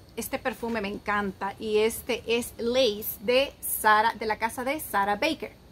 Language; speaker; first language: Spanish; native; Spanish